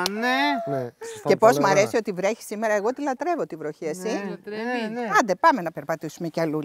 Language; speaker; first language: Greek; native; Greek